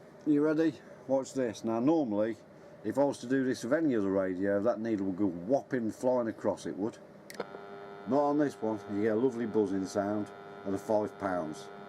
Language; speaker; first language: English; native; English